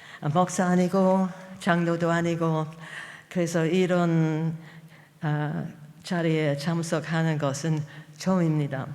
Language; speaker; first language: Korean; non-native, fluent; English